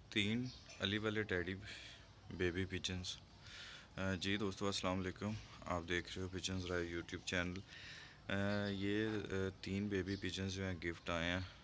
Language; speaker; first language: Urdu; native; Urdu